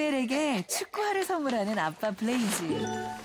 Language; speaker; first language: Korean; native; Korean